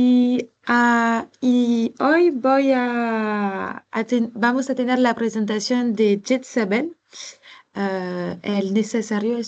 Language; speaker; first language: Spanish; non-native, learner; French